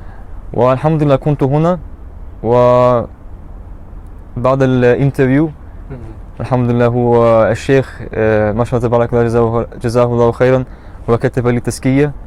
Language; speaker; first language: Arabic; non-native, learner; German